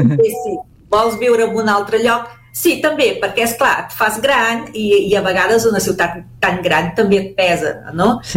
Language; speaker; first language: Catalan; early bilingual, heritage; Catalan